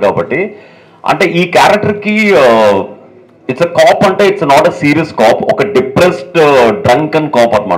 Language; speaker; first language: Telugu; native; Telugu